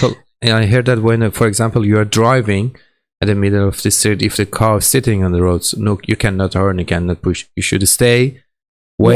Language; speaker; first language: English; non-native, learner; Persian